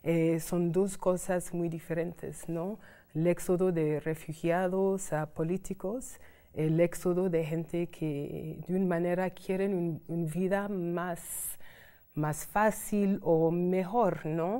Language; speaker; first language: Spanish; non-native, fluent; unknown